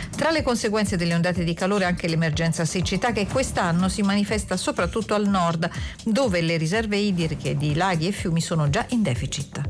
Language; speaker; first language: Italian; native; Italian